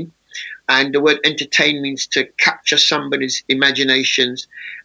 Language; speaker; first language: English; native; English